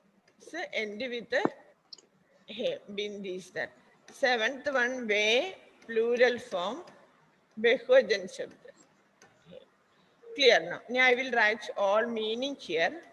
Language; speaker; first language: English; non-native, local second language; Malayalam